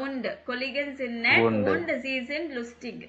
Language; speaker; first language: German; non-native, learner; Tamil